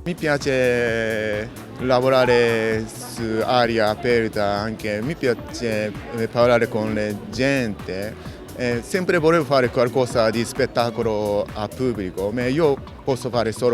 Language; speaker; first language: Italian; non-native, fluent; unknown